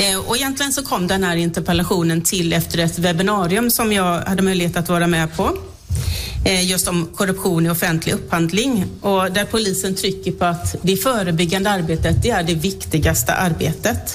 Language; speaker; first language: Swedish; native; Swedish